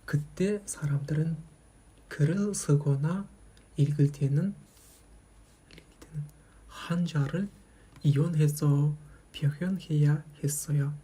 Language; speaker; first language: Korean; non-native, fluent; Kazakh